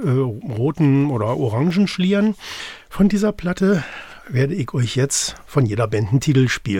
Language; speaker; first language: German; native; German